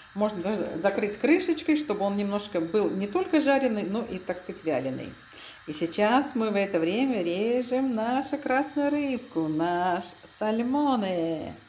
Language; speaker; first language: Russian; native; Russian